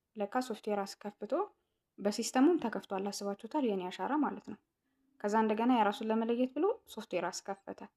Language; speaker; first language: Amharic; non-native, local second language; Tigrinya